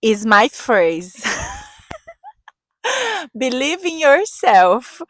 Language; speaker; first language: English; non-native, learner; Portuguese